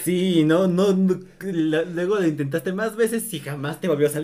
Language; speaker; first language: Spanish; native; Spanish